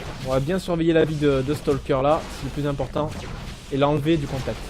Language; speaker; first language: French; native; French